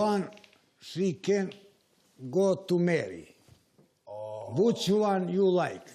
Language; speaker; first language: English; non-native, learner; Serbian